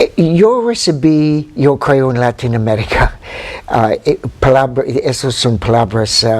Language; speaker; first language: Spanish; non-native, fluent; English